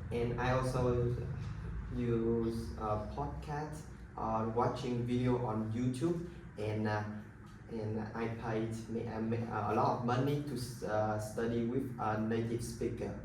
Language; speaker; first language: English; non-native, learner; Vietnamese